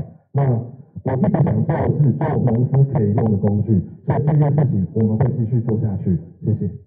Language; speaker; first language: Chinese; native; Chinese